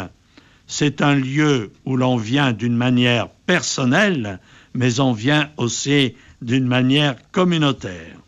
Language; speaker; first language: French; native; French